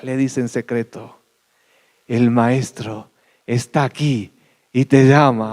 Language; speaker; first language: Spanish; native; Spanish